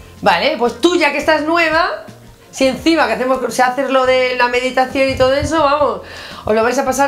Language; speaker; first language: Spanish; native; Spanish